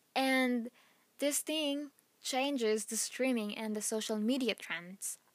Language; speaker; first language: English; non-native, local second language; Filipino